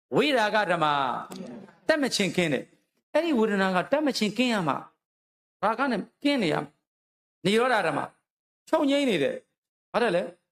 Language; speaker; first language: Burmese; native; Burmese